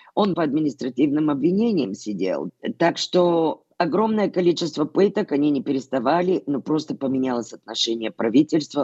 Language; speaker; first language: Russian; non-native, fluent; Bulgarian